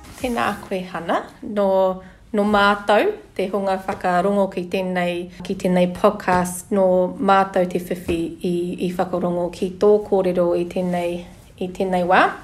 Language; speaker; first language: Māori; non-native, local second language; English